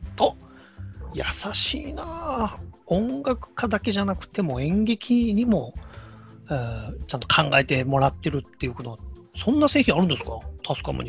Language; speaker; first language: Japanese; native; Japanese